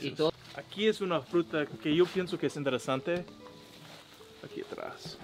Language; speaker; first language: Spanish; non-native, learner; English